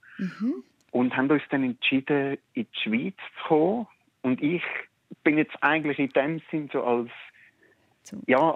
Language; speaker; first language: German; native; German